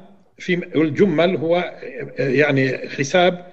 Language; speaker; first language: Arabic; native; Arabic